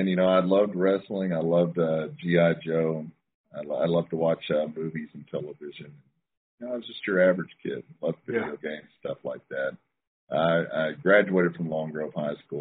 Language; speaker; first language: English; native; English